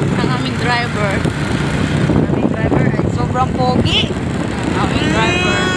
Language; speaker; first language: Filipino; non-native, local second language; Cebuano